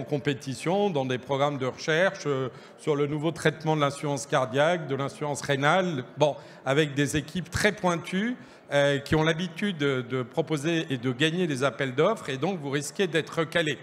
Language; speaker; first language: French; native; French